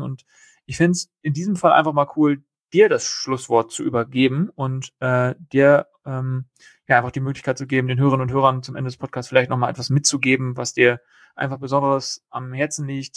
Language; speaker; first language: German; native; German